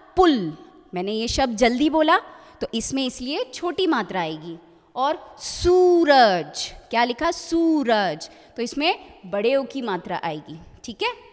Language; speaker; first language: Hindi; native; Hindi